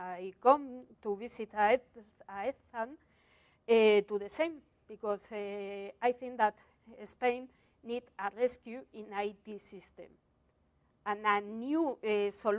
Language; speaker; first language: English; non-native, learner; Spanish